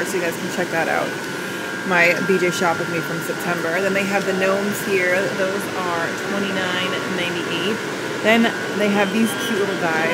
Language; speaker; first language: English; native; English